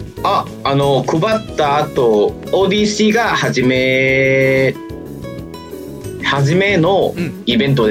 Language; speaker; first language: Japanese; non-native, fluent; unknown